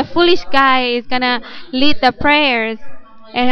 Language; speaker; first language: English; non-native, fluent; Indonesian